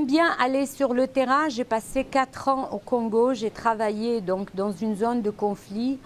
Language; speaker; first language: French; non-native, local second language; Arabic